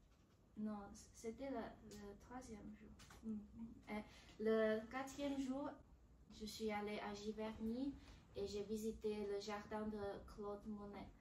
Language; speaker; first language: French; non-native, learner; Chinese